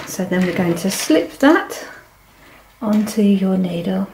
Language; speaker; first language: English; native; English